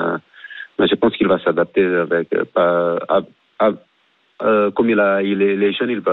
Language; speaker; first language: French; non-native, fluent; Portuguese